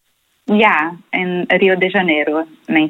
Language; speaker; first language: Dutch; non-native, fluent; Portuguese